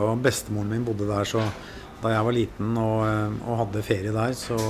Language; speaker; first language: Norwegian; native; Norwegian